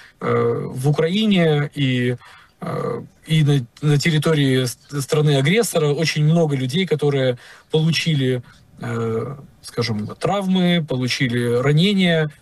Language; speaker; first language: Russian; native; Russian